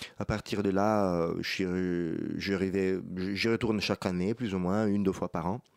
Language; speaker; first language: French; non-native, fluent; Italian